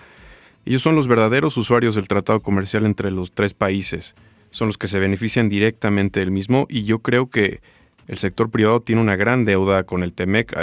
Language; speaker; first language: Spanish; native; Spanish